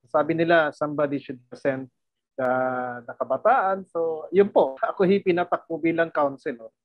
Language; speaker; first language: Filipino; non-native, local second language; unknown